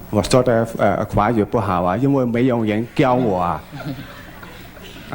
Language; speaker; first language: Chinese; early bilingual, heritage; Chinese